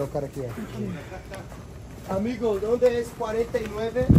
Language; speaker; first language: Portuguese; native; Portuguese